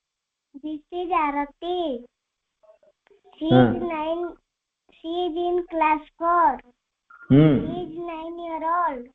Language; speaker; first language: English; non-native, learner; Odia